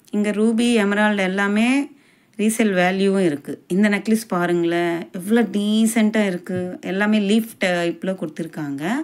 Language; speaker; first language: Tamil; non-native, local second language; Telugu